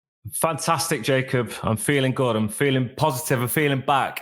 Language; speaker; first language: English; native; English